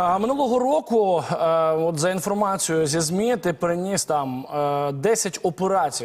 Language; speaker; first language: Ukrainian; native; Ukrainian